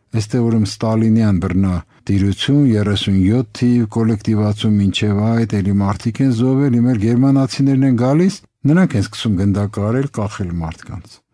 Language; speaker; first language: Armenian; native; Armenian